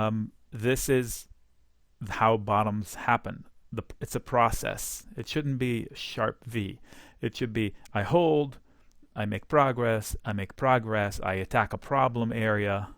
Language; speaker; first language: English; native; English